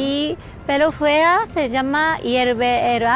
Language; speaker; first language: Spanish; non-native, learner; Japanese